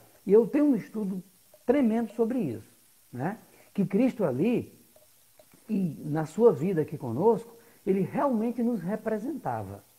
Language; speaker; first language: Portuguese; native; Portuguese